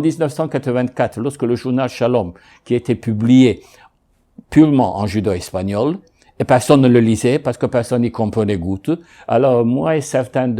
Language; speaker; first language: French; non-native, fluent; Ladino